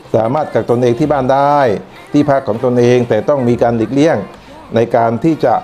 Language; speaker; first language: Thai; non-native, local second language; Northern Khmer